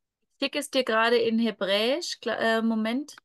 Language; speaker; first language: German; native; German